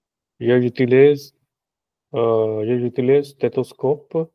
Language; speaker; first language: French; non-native, learner; Punjabi